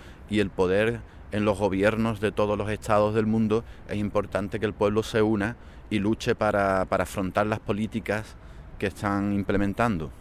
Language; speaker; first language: Spanish; native; Spanish